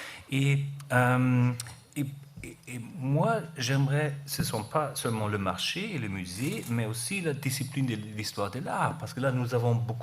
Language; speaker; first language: French; non-native, learner; German